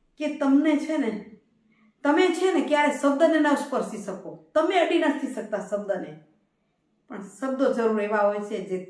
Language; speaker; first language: Gujarati; non-native, local second language; Kachhi